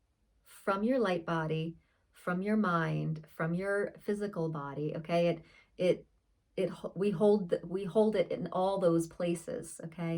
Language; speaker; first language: English; native; English